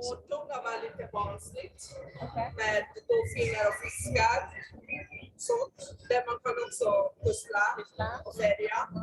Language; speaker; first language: Swedish; non-native, learner; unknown